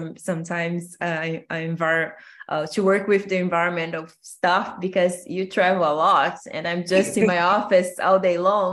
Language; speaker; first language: English; non-native, fluent; Portuguese